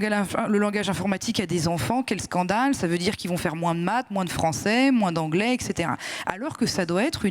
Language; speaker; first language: French; native; French